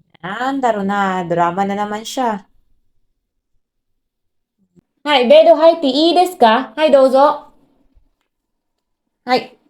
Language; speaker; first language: Japanese; non-native, learner; Cebuano